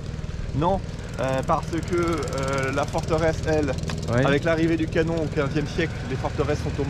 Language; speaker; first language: French; native; French